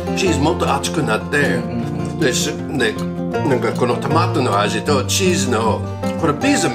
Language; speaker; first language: Japanese; non-native, learner; English